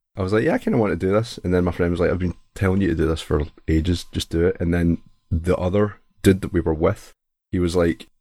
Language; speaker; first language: English; native; English